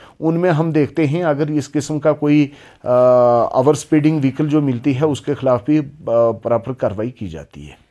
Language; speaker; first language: Hindi; non-native, local second language; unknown